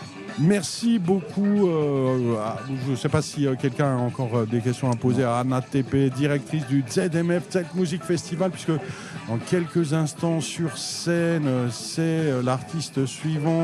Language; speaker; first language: French; native; French